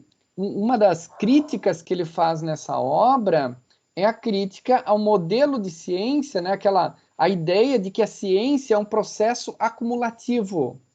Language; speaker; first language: Portuguese; native; Portuguese